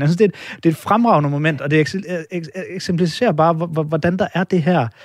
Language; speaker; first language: Danish; native; Danish